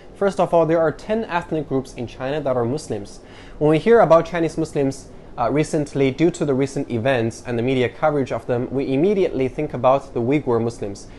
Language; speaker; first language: English; non-native, fluent; Chinese